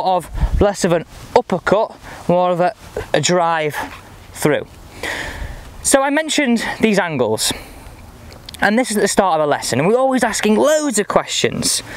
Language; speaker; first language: English; native; English